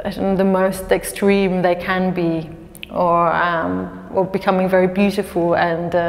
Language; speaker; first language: English; native; English